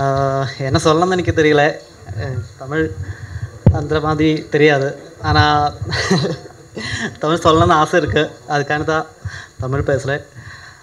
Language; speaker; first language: Tamil; non-native, learner; Malayalam